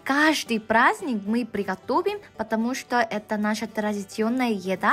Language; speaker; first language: Russian; non-native, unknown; Korean